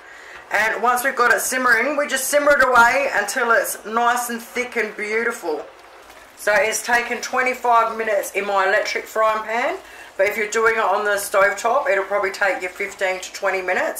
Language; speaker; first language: English; native; English